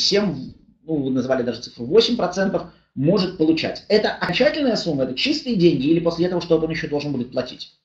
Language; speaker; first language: Russian; native; Russian